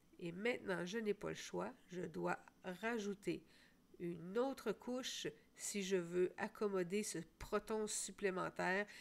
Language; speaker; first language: French; native; French